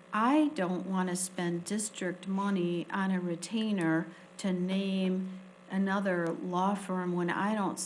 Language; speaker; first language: English; native; English